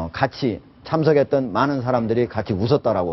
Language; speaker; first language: Korean; native; Korean